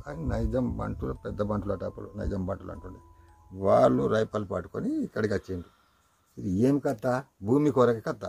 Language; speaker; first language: Telugu; non-native, local second language; Gondi